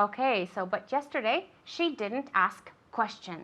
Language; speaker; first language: English; non-native, fluent; Spanish